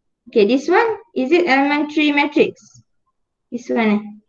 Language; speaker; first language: English; non-native, local second language; Malay